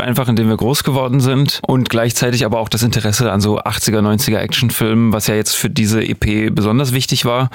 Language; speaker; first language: German; native; German